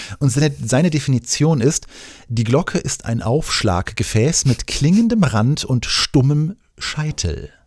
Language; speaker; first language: German; native; German